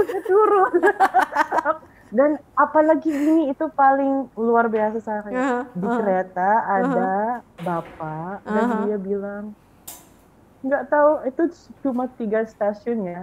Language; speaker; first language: Indonesian; non-native, fluent; Filipino